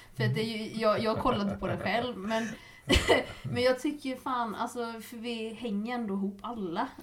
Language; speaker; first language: Swedish; native; Swedish